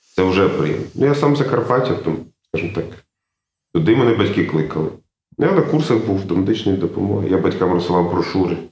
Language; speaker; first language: Ukrainian; native; Ukrainian